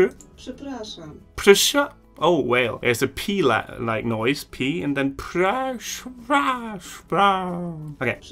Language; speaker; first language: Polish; non-native, learner; German